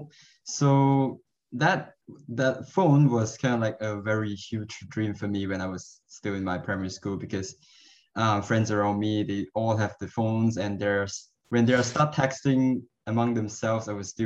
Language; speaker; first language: English; non-native, local second language; Cantonese